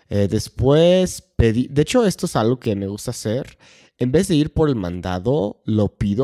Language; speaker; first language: Spanish; non-native, fluent; English